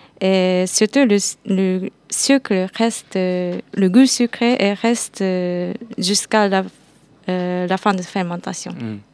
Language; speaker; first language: French; non-native, fluent; Japanese